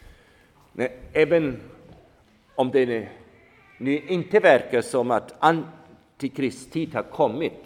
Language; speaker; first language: Swedish; non-native, fluent; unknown